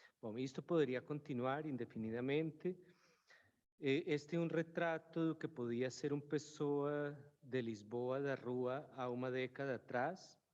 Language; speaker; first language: Portuguese; non-native, fluent; Spanish